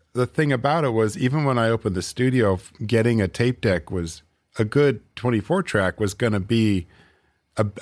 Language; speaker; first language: English; native; English